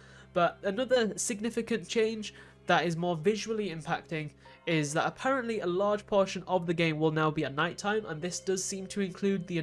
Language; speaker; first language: English; native; English